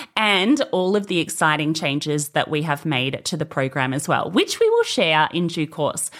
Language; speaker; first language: English; native; English